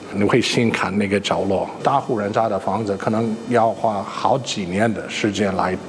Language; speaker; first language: Chinese; non-native, fluent; English